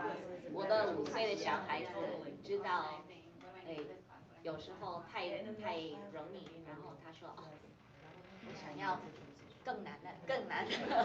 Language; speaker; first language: Chinese; non-native, fluent; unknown